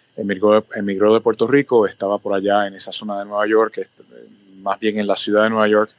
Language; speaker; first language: Spanish; early bilingual, other home language; English